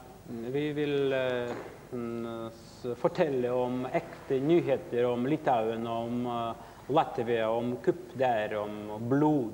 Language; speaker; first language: Swedish; non-native, learner; Russian